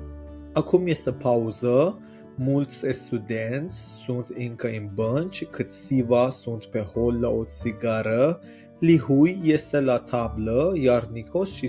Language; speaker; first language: Romanian; non-native, fluent; Persian